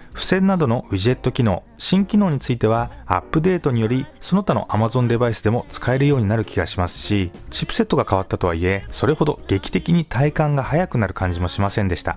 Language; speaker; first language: Japanese; native; Japanese